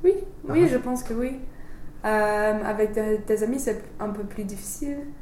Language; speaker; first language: French; non-native, fluent; English